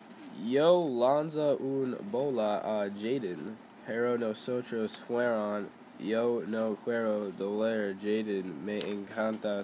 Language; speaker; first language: Spanish; non-native, learner; English